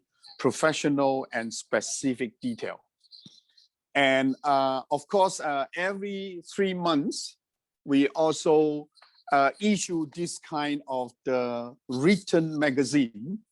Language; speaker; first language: English; non-native, fluent; Cantonese